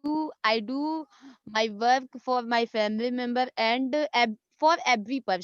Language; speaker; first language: English; non-native, learner; Hindi